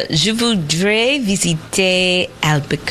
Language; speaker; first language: French; non-native, learner; English